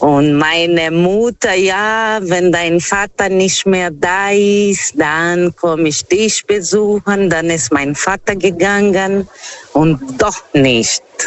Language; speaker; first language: German; non-native, fluent; Portuguese